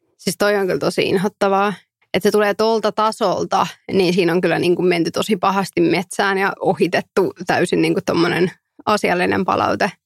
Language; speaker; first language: Finnish; early bilingual, other home language; Somali